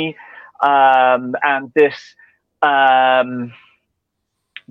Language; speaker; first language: English; native; English